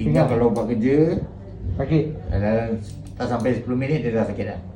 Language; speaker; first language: Malay; native; Malay